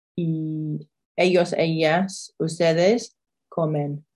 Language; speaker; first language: Spanish; non-native, fluent; English